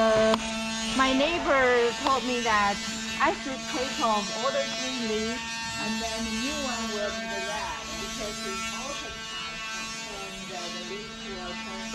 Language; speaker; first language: English; non-native, learner; Chinese